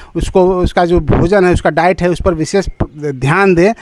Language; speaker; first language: Hindi; native; Hindi